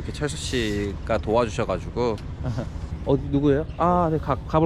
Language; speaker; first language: Korean; native; Korean